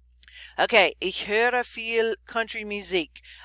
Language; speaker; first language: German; non-native, fluent; English